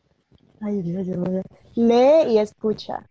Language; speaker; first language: Spanish; non-native, learner; English